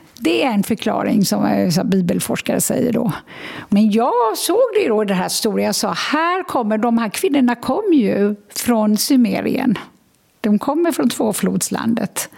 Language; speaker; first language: Swedish; native; Swedish